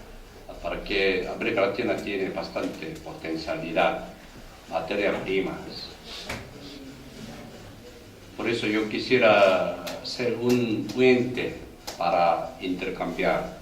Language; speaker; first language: Spanish; non-native, learner; Korean